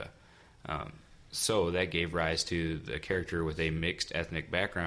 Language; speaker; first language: English; native; English